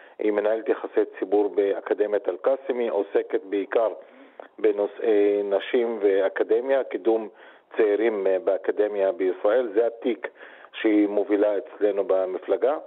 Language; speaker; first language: Hebrew; non-native, local second language; Arabic